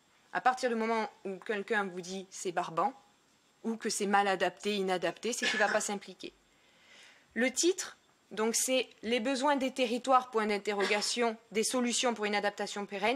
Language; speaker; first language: French; native; French